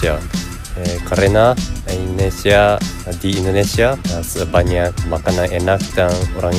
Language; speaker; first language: Indonesian; non-native, learner; Japanese